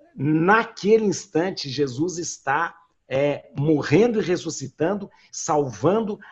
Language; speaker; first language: Portuguese; native; Portuguese